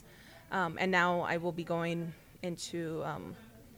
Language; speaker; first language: English; early bilingual, other home language; Spanish